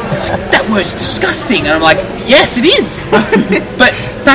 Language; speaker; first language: English; native; English